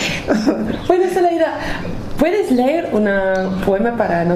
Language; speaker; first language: Spanish; non-native, learner; English